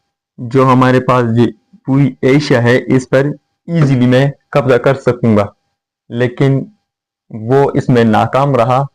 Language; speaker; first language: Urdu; non-native, fluent; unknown